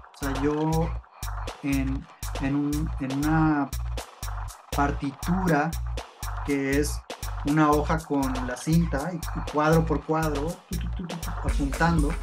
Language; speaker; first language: Spanish; native; Spanish